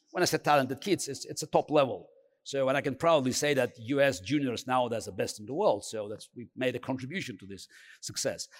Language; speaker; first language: English; non-native, fluent; Azerbaijani